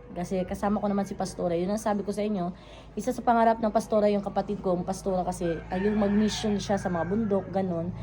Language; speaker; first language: Filipino; non-native, local second language; Cebuano